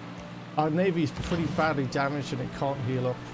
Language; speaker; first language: English; native; English